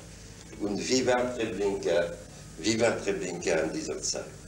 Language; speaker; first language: German; non-native, fluent; French